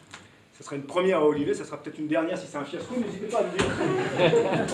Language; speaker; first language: French; native; French